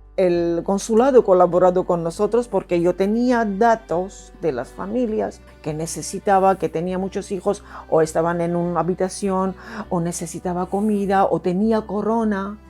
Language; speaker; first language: Spanish; non-native, fluent; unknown